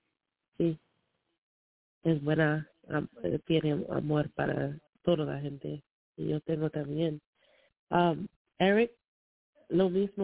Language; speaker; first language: Spanish; non-native, learner; English